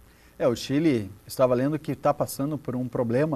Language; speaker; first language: Portuguese; native; Portuguese